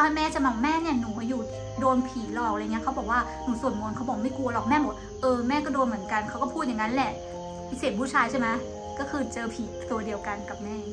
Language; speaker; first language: Thai; native; Thai